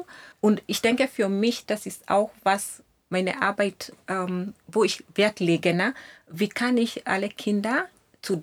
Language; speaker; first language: German; non-native, fluent; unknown